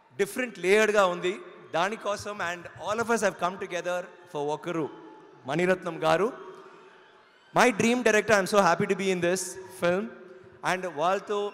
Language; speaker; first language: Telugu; non-native, learner; Tamil